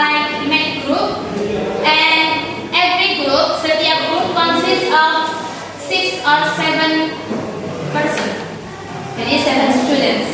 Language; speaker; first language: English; non-native, learner; Indonesian